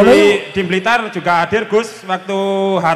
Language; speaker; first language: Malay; non-native, local second language; Javanese